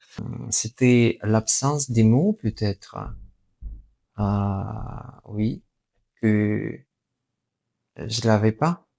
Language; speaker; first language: French; non-native, fluent; Russian